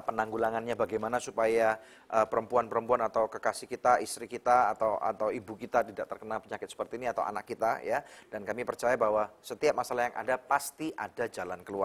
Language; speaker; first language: Indonesian; native; Indonesian